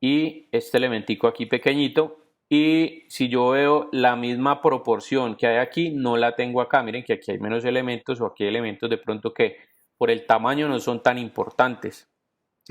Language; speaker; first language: Spanish; native; Spanish